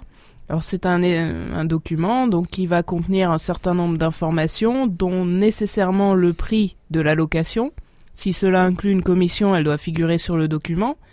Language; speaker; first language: French; native; French